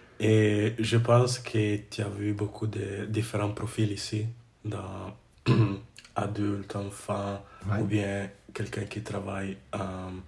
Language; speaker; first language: French; non-native, learner; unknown